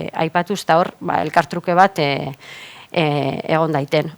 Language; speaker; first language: Basque; native; Basque